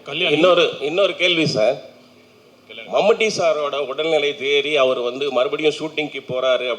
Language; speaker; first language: Tamil; native; Tamil